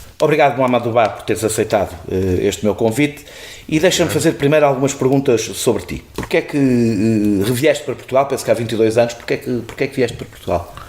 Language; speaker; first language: Portuguese; native; Portuguese